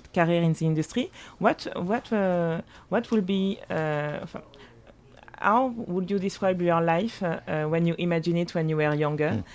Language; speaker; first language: English; non-native, fluent; French